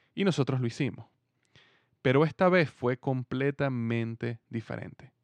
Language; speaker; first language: Spanish; native; Spanish